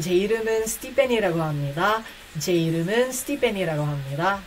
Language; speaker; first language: Korean; non-native, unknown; Filipino